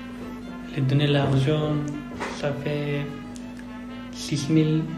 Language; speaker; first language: French; non-native, learner; Persian